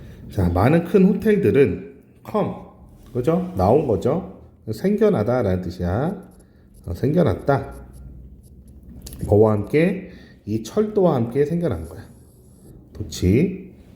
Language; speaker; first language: Korean; native; Korean